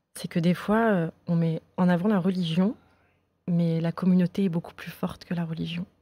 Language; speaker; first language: French; native; French